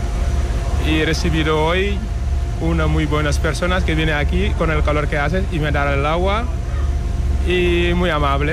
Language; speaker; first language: Spanish; non-native, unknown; Wolof